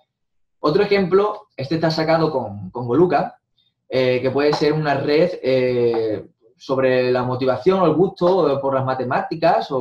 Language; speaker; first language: Spanish; native; Spanish